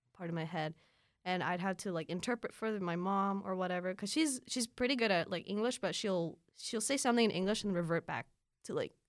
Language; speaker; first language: English; early bilingual, other home language; Filipino